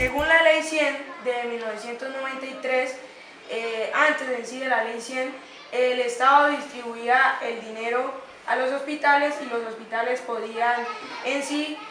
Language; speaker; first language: Spanish; native; Spanish